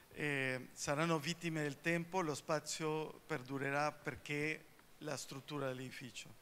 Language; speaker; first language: Italian; early bilingual, heritage; Spanish